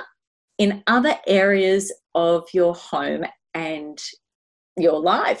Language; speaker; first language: English; native; English